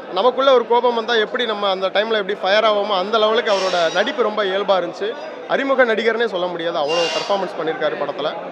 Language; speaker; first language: Tamil; native; Tamil